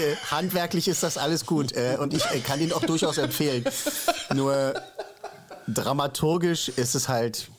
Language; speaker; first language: German; native; German